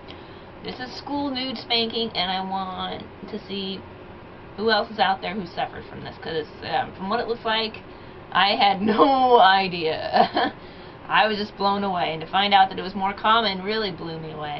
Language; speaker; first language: English; native; English